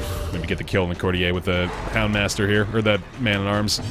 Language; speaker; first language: English; native; English